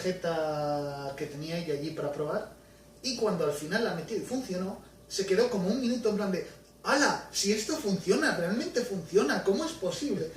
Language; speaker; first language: Spanish; native; Spanish